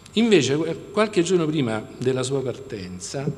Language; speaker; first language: Italian; native; Italian